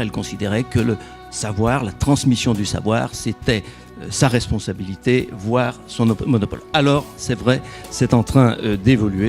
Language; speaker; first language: French; native; French